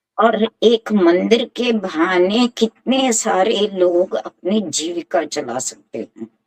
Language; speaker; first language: Hindi; native; Hindi